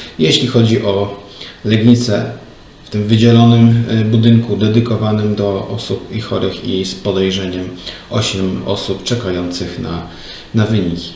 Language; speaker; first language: Polish; native; Polish